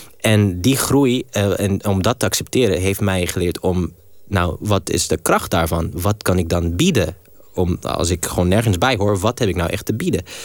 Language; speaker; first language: Dutch; early bilingual, heritage; Dutch